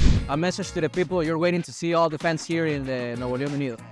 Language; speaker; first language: English; non-native, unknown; Spanish